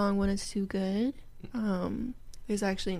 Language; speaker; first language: English; native; English